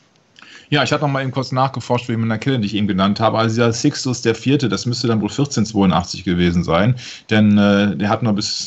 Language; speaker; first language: German; native; German